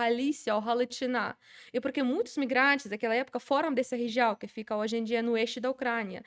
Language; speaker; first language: Portuguese; non-native, fluent; Ukrainian